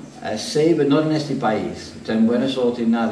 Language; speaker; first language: Spanish; non-native, learner; English